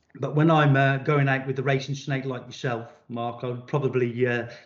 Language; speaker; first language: English; native; English